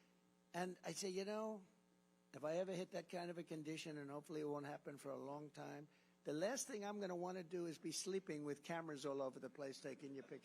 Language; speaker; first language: English; native; English